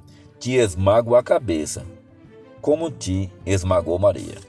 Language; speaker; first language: Portuguese; native; Portuguese